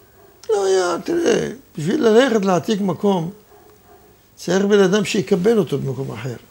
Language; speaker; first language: Hebrew; non-native, fluent; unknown